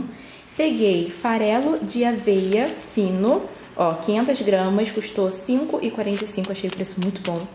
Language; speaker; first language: Portuguese; native; Portuguese